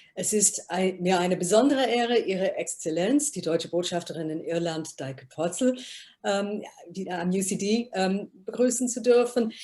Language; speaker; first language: German; non-native, fluent; English